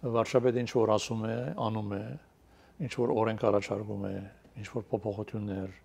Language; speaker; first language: Armenian; early bilingual, heritage; Armenian